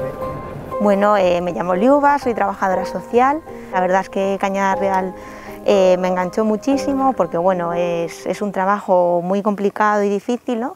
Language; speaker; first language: Spanish; native; Spanish